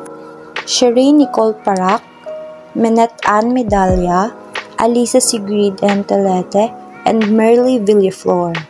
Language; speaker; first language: English; non-native, local second language; Filipino